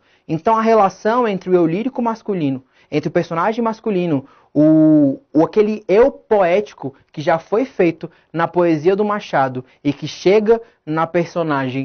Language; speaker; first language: Portuguese; native; Portuguese